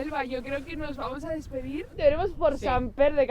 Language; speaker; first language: Spanish; native; Spanish